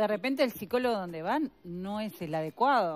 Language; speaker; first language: Spanish; native; Spanish